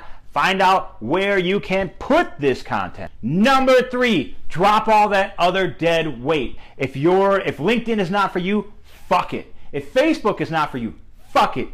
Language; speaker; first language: English; native; English